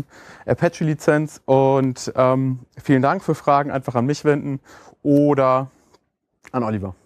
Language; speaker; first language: German; native; German